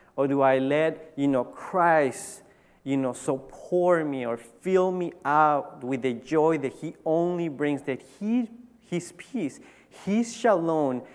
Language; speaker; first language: English; early bilingual, other home language; Spanish